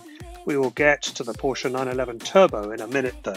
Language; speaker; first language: English; native; English